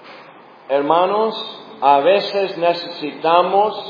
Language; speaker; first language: Spanish; non-native, fluent; English